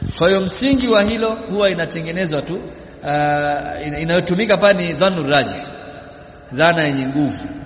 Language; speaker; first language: Swahili; native; Swahili